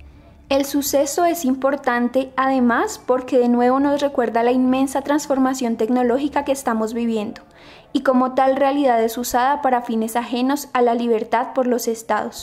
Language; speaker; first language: Spanish; native; Spanish